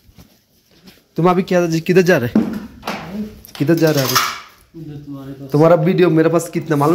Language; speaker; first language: Hindi; non-native, learner; Bangla